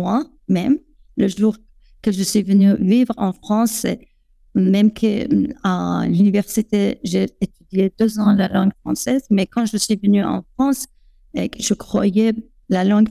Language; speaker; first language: French; non-native, fluent; Persian